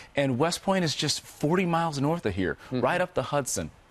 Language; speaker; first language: English; native; English